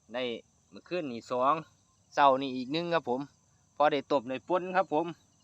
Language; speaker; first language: Thai; native; Thai